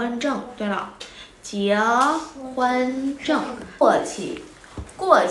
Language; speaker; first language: Chinese; non-native, fluent; Vietnamese